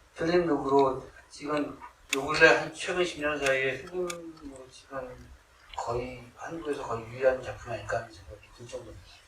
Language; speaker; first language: Korean; native; Korean